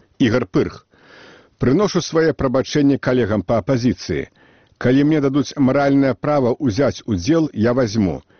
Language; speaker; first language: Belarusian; native; Belarusian